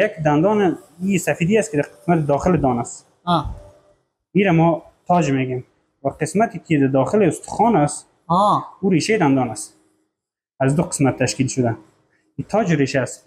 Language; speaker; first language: Persian; native; Persian